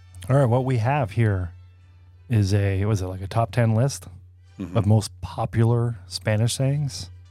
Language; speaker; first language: English; native; English